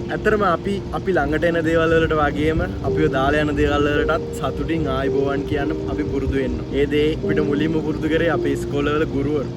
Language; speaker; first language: Sinhala; native; Sinhala